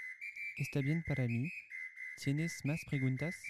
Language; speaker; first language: Spanish; non-native, learner; French